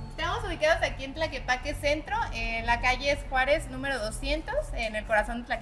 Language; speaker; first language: Spanish; native; Spanish